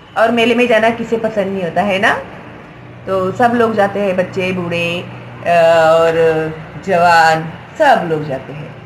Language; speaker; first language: Hindi; non-native, local second language; Marathi